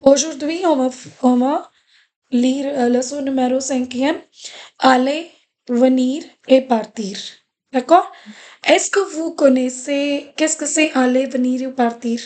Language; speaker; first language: French; non-native, fluent; Hindi